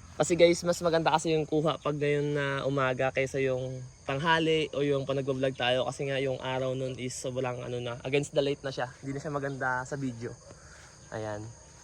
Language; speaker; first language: Filipino; native; Filipino